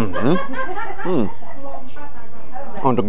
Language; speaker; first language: Indonesian; non-native, fluent; German